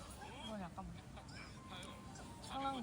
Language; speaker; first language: Korean; native; Korean